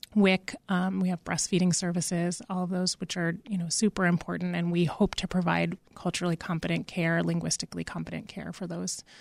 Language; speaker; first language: English; native; English